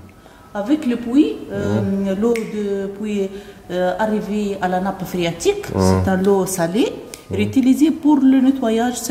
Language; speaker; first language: French; non-native, local second language; Arabic